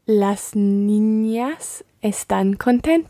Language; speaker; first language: Spanish; non-native, learner; English